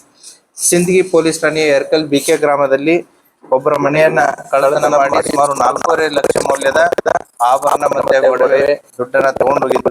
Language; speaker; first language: Kannada; native; Kannada